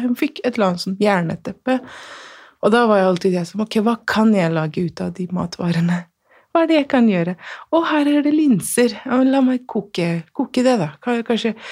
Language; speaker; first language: Norwegian; non-native, fluent; Persian